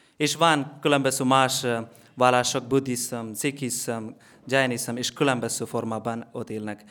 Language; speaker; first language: Hungarian; non-native, learner; Malayalam